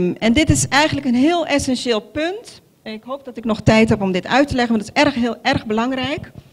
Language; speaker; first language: Dutch; non-native, local second language; Papiamento